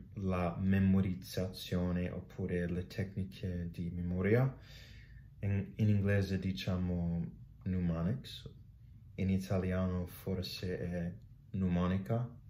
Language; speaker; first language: Italian; non-native, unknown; English